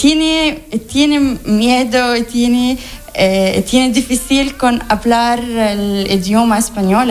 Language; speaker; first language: Spanish; non-native, learner; Arabic